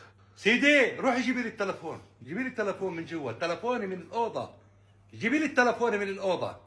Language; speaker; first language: Arabic; native; Arabic